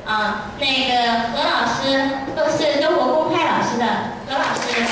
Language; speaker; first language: Chinese; non-native, fluent; Lao